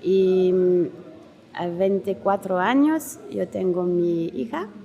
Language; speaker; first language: Spanish; non-native, learner; French